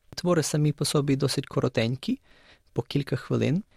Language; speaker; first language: Ukrainian; early bilingual, other home language; English